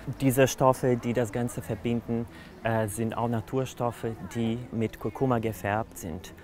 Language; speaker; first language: German; non-native, fluent; Portuguese